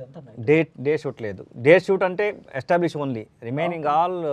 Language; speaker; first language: Telugu; non-native, learner; Kannada